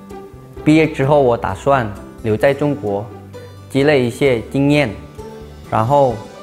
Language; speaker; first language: Chinese; non-native, fluent; Indonesian